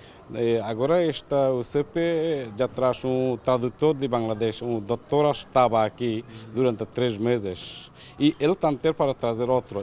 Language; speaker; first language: Portuguese; non-native, learner; Bangla